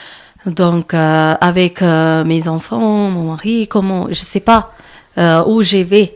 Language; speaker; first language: French; non-native, learner; Malayalam